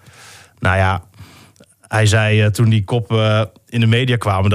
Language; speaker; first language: Dutch; native; Dutch